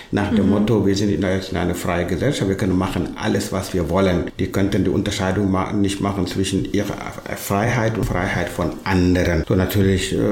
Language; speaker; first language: German; non-native, fluent; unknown